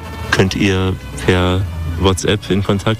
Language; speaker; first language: German; native; German